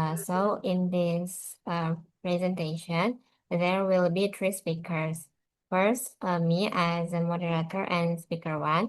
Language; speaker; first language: English; non-native, learner; Indonesian